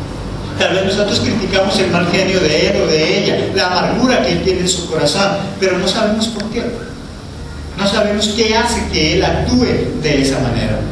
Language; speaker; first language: Spanish; native; Spanish